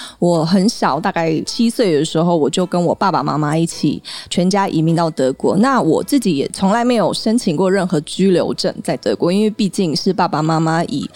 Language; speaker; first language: Chinese; early bilingual, heritage; Chinese